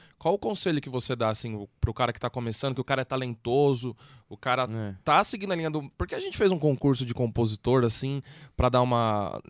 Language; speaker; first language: Portuguese; native; Portuguese